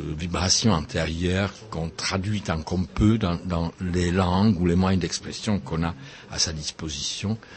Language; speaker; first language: French; non-native, fluent; Czech